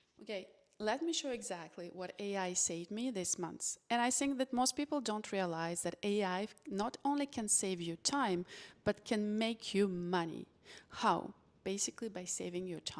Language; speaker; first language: English; non-native, fluent; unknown